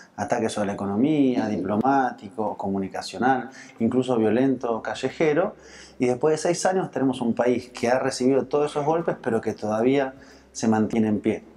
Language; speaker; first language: Spanish; early bilingual, heritage; Spanish